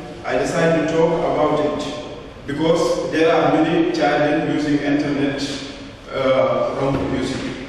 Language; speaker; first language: English; non-native, learner; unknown